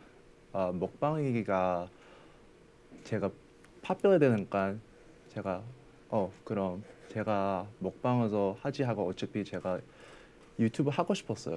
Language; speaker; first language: Korean; early bilingual, heritage; English